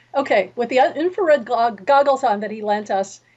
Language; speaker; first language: English; native; English